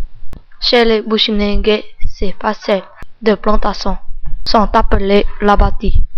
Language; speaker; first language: French; non-native, local second language; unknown